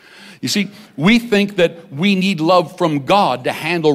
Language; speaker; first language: English; native; English